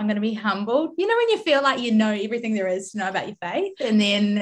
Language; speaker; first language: English; native; English